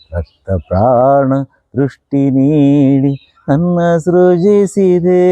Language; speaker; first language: Kannada; non-native, local second language; Telugu